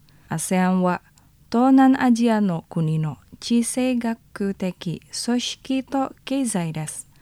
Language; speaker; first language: Japanese; non-native, fluent; Indonesian